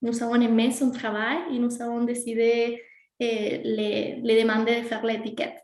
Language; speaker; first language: French; non-native, fluent; Spanish